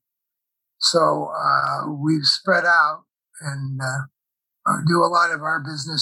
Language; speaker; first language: English; native; English